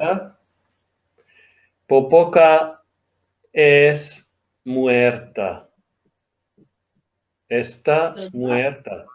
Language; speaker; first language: Spanish; non-native, learner; English